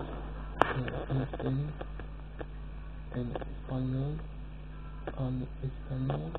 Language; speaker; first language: Spanish; non-native, learner; Romanian